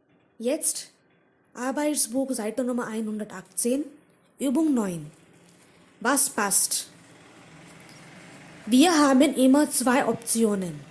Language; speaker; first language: German; non-native, fluent; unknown